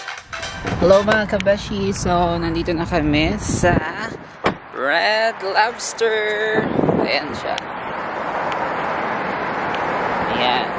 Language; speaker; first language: Filipino; native; Filipino